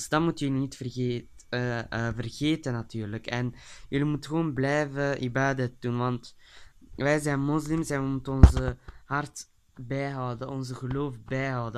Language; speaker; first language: Dutch; early bilingual, other home language; Turkish